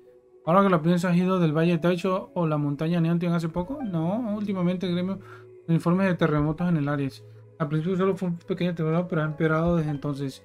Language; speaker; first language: Spanish; native; Spanish